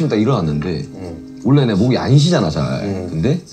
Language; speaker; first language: Korean; native; Korean